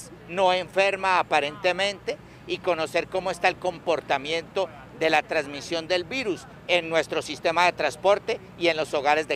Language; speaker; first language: Spanish; native; Spanish